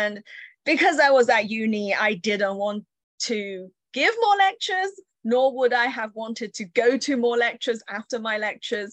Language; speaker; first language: English; early bilingual, other home language; Chinese